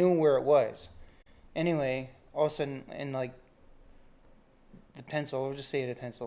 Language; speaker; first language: English; native; English